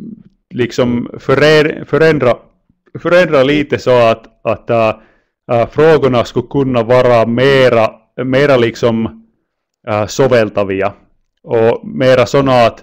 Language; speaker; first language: Swedish; non-native, local second language; Finnish